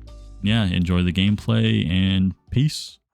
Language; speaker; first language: English; native; English